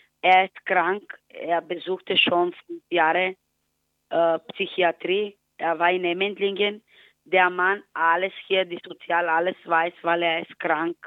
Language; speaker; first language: German; non-native, learner; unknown